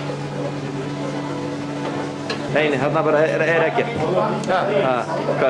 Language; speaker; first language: Icelandic; native; Icelandic